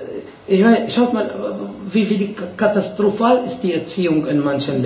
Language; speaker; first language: German; non-native, fluent; Arabic